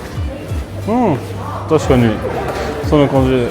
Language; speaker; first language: Japanese; non-native, fluent; French